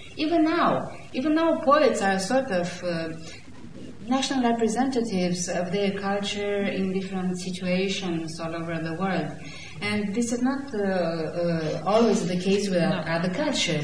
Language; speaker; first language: English; non-native, fluent; Romanian